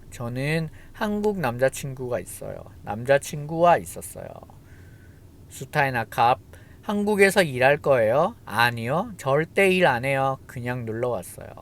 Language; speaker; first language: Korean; non-native, fluent; Thai